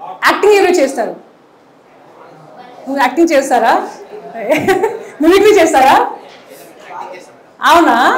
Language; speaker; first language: Telugu; non-native, learner; Hindi